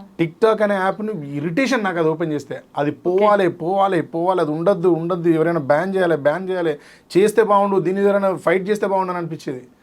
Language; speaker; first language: Telugu; native; Telugu